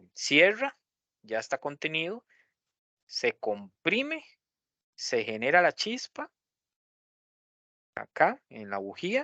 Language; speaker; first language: Spanish; native; Spanish